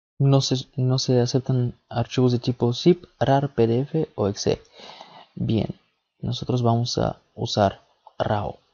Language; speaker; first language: Spanish; early bilingual, other home language; Bulgarian